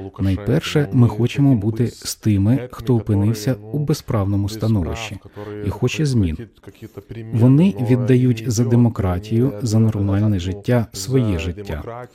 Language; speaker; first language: Ukrainian; non-native, fluent; Lithuanian